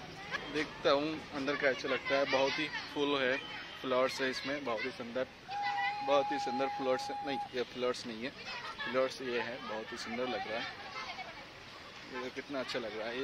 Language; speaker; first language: Hindi; non-native, local second language; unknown